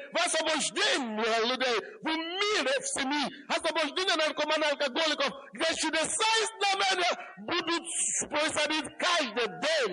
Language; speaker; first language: Russian; non-native, fluent; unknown